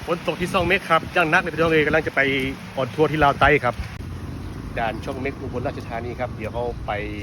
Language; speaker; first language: Thai; native; Thai